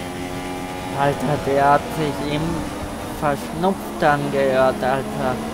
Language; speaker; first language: German; native; German